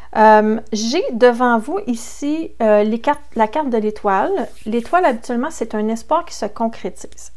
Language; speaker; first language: French; native; French